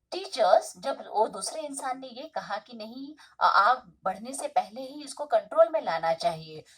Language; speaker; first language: Hindi; non-native, local second language; Marathi